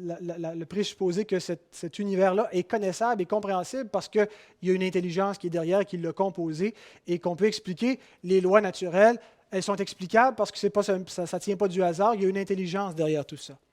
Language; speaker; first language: French; native; French